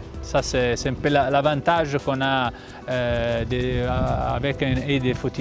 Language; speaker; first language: French; non-native, fluent; Italian